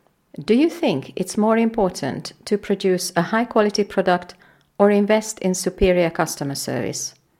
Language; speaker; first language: English; non-native, fluent; Hungarian